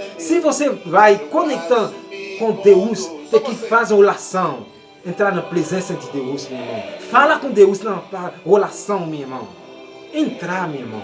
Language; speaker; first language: Portuguese; non-native, learner; Haitian Creole